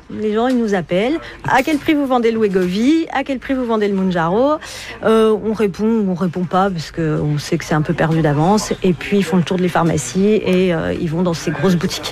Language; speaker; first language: French; native; French